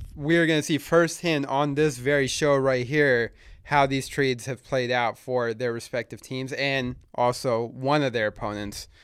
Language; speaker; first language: English; native; English